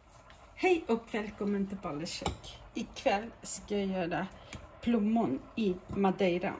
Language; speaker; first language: Swedish; non-native, fluent; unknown